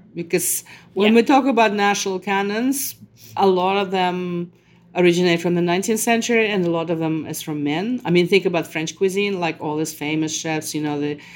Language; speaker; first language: English; non-native, fluent; Russian